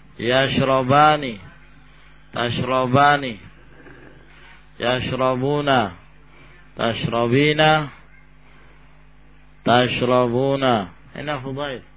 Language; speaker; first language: Arabic; non-native, fluent; Indonesian